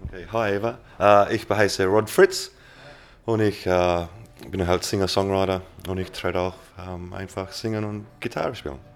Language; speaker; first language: German; non-native, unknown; English